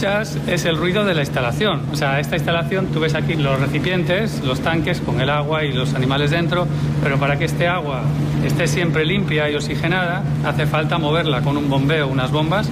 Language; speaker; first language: Spanish; native; Spanish